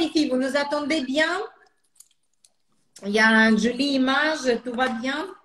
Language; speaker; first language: French; non-native, fluent; Russian